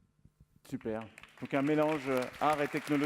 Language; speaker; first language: French; native; French